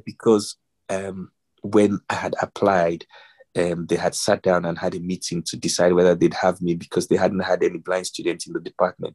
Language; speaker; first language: English; non-native, local second language; Yoruba